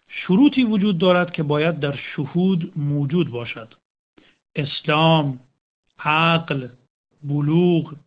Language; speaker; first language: Persian; native; Persian